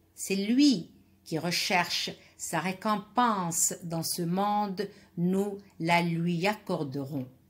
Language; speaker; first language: French; non-native, local second language; Arabic